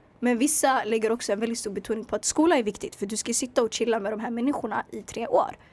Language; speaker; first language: Swedish; native; Swedish